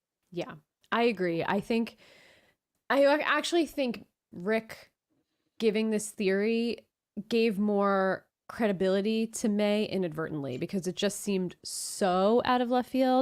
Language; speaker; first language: English; native; English